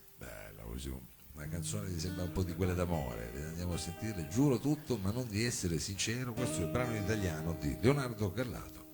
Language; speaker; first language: Italian; native; Italian